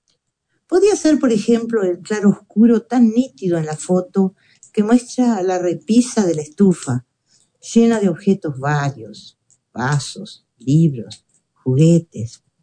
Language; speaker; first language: Spanish; native; Spanish